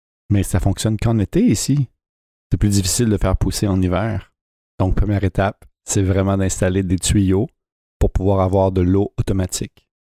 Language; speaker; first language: French; native; French